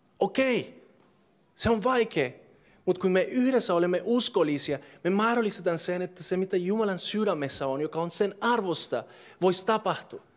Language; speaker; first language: Finnish; non-native, fluent; English